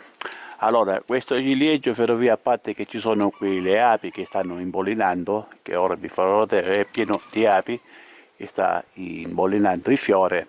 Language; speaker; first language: Italian; native; Italian